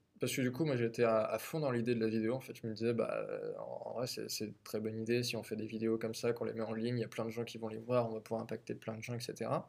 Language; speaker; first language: French; native; French